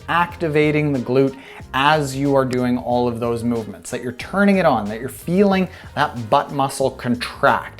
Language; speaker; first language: English; native; English